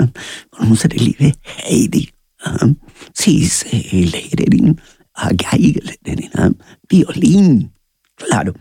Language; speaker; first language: German; non-native, learner; Spanish